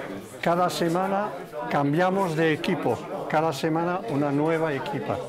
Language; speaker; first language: Spanish; non-native, fluent; French